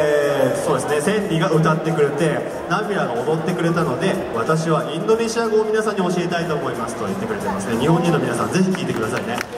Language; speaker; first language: Japanese; native; Japanese